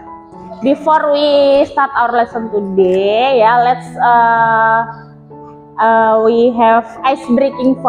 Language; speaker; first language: English; non-native, learner; Indonesian